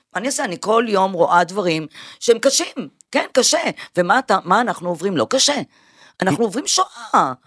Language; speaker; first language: Hebrew; early bilingual, other home language; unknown